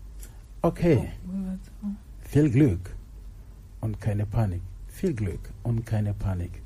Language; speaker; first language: German; non-native, fluent; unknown